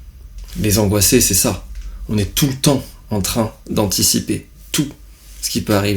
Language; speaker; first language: French; native; French